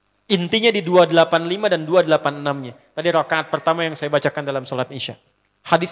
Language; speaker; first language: Indonesian; native; Indonesian